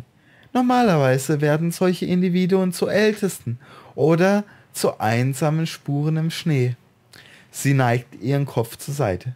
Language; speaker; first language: German; native; German